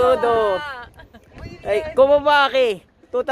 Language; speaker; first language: Spanish; non-native, learner; Filipino